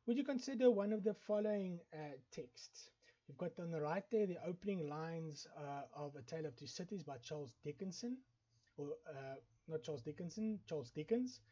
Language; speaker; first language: English; non-native, local second language; Afrikaans